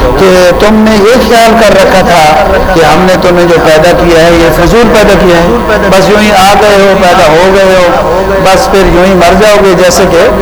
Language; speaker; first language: Urdu; native; Urdu